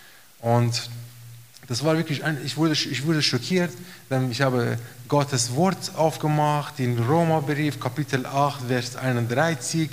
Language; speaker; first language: German; non-native, fluent; Romanian